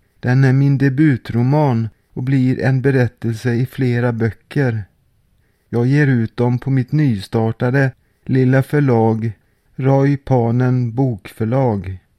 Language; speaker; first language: Swedish; native; Swedish